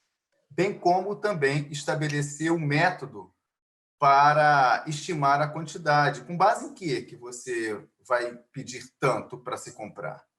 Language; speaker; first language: Portuguese; native; Portuguese